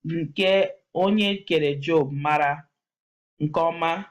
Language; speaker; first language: Igbo; non-native, learner; English